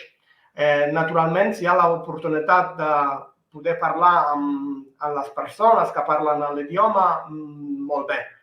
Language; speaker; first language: Catalan; non-native, fluent; Italian